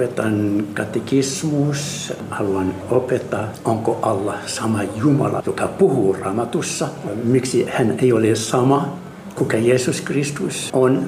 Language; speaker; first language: Finnish; non-native, fluent; Arabic